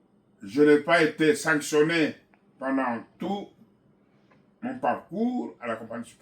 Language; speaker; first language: French; non-native, local second language; Kongo